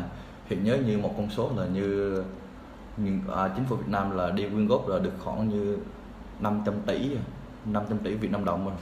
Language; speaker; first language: Vietnamese; native; Vietnamese